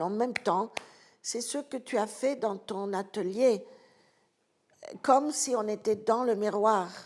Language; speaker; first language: French; non-native, fluent; Italian